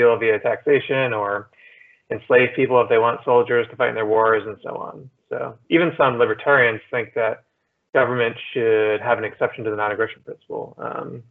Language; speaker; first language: English; native; English